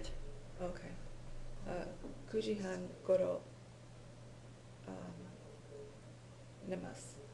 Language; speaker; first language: Japanese; non-native, learner; English